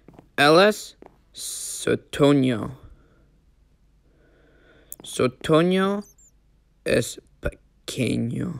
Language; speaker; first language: Spanish; non-native, learner; English